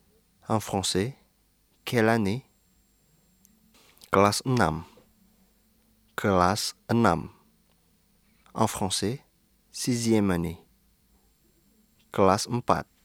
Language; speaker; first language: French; non-native, fluent; Indonesian